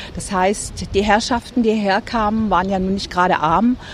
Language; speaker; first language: German; native; German